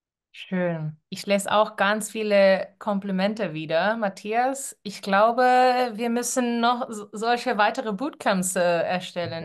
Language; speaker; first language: German; non-native, fluent; Spanish